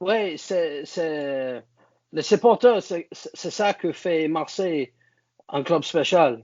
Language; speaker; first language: French; non-native, learner; English